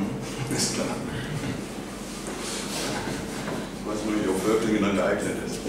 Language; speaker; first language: German; native; German